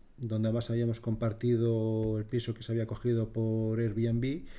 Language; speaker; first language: Spanish; native; Spanish